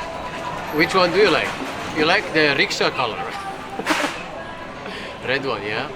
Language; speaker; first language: English; non-native, fluent; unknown